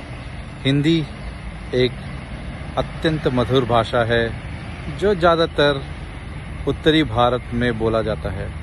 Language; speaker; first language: Hindi; non-native, learner; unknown